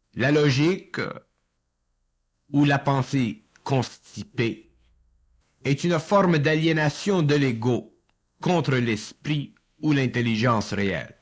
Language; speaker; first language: French; native; French